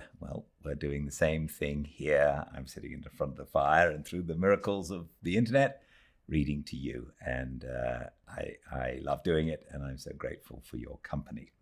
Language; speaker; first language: English; native; English